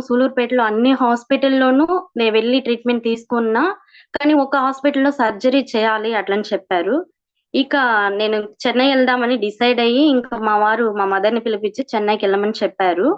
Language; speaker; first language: Telugu; native; Telugu